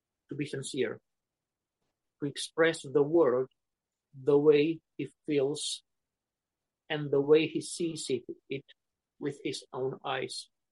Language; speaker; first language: English; non-native, fluent; Romanian